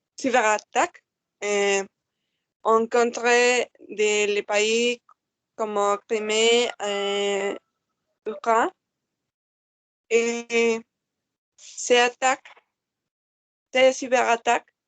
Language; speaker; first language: French; non-native, learner; Spanish